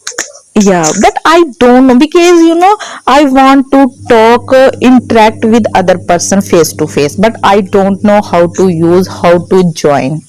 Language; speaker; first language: English; non-native, learner; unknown